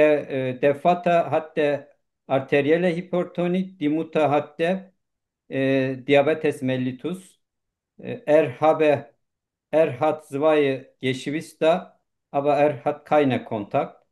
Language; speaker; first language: German; non-native, learner; Turkish